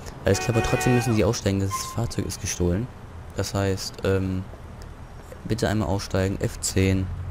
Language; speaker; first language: German; native; German